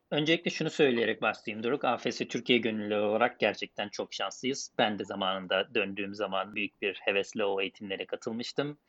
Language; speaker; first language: Turkish; native; Turkish